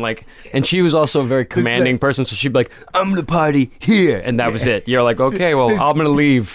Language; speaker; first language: English; native; English